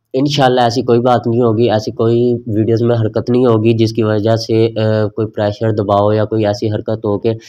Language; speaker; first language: Urdu; non-native, local second language; Saraiki